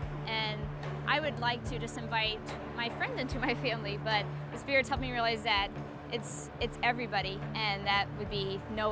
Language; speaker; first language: English; native; English